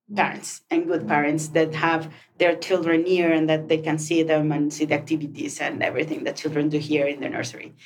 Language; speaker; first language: English; non-native, fluent; Spanish